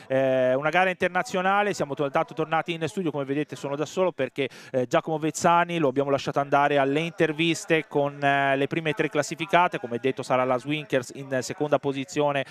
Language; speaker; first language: Italian; native; Italian